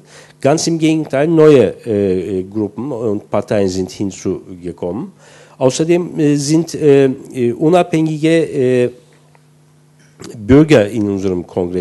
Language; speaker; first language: German; non-native, fluent; Turkish